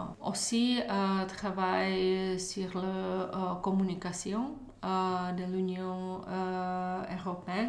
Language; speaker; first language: French; non-native, learner; Czech